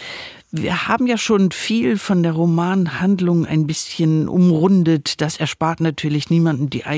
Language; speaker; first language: German; native; German